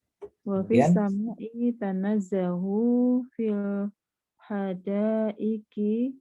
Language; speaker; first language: Arabic; non-native, learner; Indonesian